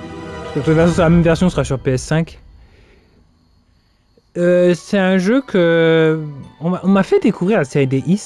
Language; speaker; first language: French; native; French